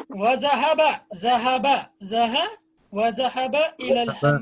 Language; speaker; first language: Arabic; non-native, fluent; Urdu